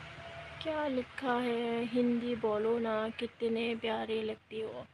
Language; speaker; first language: Hindi; non-native, local second language; Kok Borok